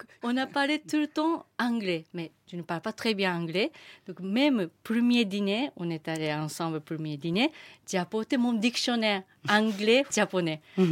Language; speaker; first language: French; non-native, learner; Japanese